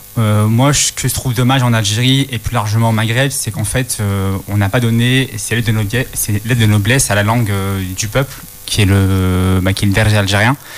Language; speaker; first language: French; early bilingual, other home language; Arabic